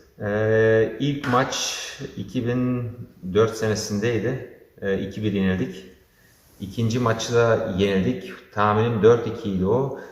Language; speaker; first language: Turkish; early bilingual, heritage; Turkish